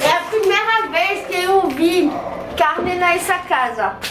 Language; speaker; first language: Portuguese; non-native, learner; French